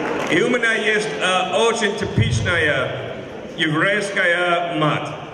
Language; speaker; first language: Russian; non-native, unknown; English